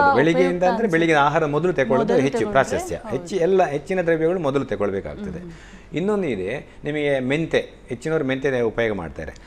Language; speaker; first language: Kannada; non-native, local second language; Tulu